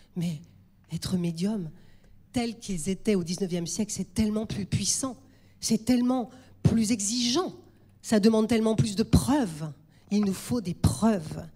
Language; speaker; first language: French; native; French